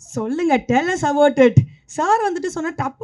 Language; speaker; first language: Tamil; native; Tamil